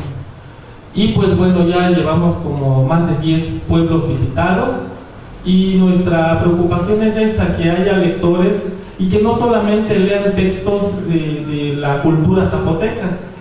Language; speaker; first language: Spanish; non-native, local second language; Zapotec